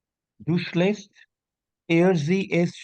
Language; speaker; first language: German; non-native, learner; Hindi